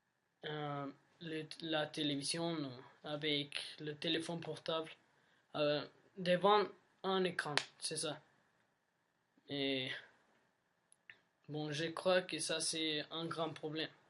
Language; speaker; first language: French; non-native, learner; Spanish